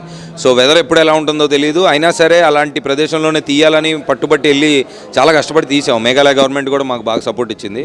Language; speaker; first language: Telugu; native; Telugu